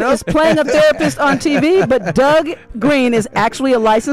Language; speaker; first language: English; native; English